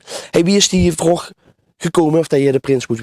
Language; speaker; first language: Dutch; native; Dutch